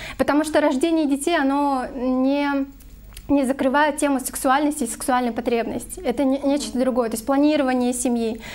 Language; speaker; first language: Russian; non-native, local second language; Kyrgyz